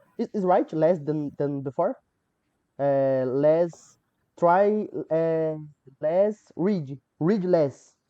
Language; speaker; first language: English; non-native, learner; Portuguese